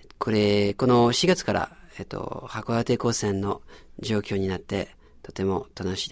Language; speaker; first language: Japanese; non-native, fluent; French